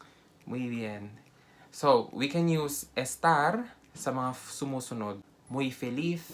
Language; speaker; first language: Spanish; non-native, fluent; Filipino